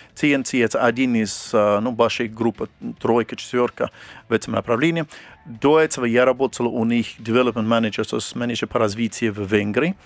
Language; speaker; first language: Russian; non-native, fluent; English